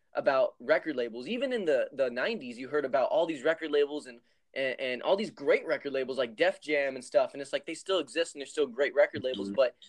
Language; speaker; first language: English; native; English